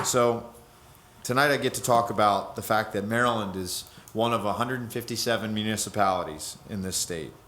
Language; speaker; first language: English; native; English